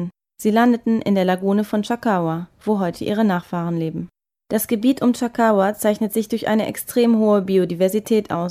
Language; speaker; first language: German; native; German